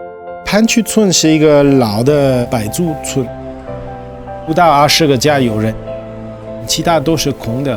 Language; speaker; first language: Chinese; non-native, fluent; French